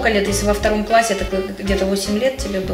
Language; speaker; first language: Russian; native; Russian